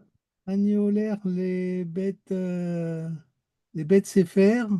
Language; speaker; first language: Hebrew; non-native, learner; French